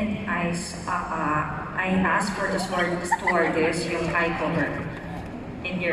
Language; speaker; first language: English; non-native, local second language; Filipino